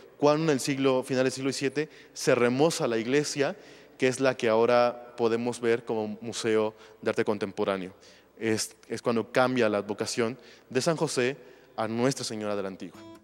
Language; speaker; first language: Spanish; native; Spanish